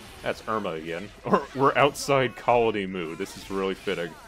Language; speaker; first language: English; native; English